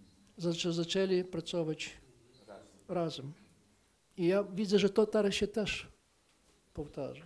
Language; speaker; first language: Polish; non-native, fluent; Ukrainian